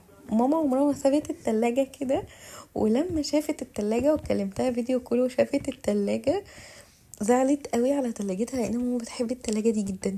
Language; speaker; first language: Arabic; native; Arabic